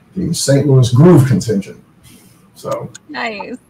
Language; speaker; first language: English; native; English